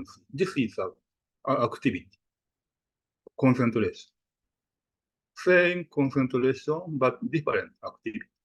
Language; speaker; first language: English; non-native, fluent; Japanese